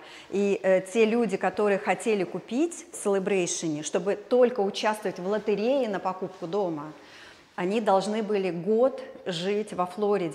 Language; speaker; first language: Russian; native; Russian